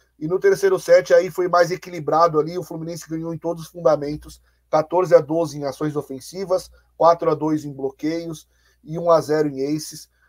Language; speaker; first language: Portuguese; native; Portuguese